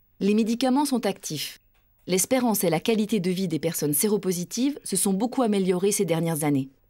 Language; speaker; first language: French; native; French